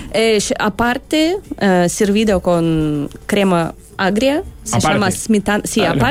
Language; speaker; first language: Spanish; non-native, learner; Russian